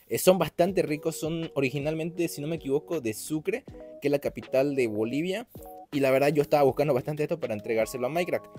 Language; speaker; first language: Spanish; native; Spanish